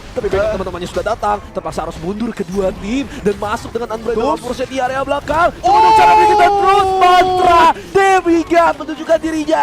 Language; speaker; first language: Indonesian; native; Indonesian